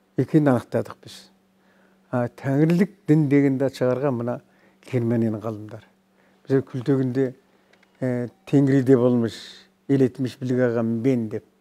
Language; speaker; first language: Kazakh; native; Kazakh